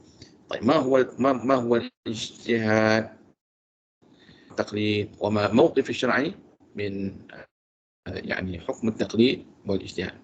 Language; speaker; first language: Arabic; non-native, fluent; Malay